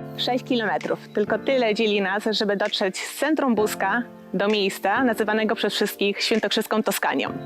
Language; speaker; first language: Polish; native; Polish